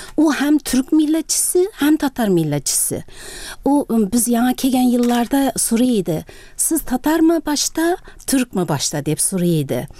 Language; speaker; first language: Tatar; early bilingual, heritage; Tatar